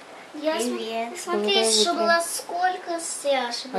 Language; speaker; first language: Russian; early bilingual, heritage; Russian